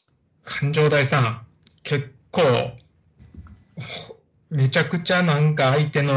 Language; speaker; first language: Japanese; native; Japanese